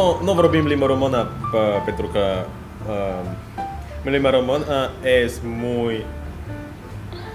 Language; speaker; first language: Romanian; non-native, learner; Indonesian